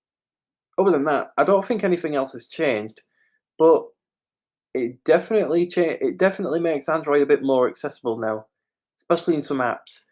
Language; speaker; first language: English; native; English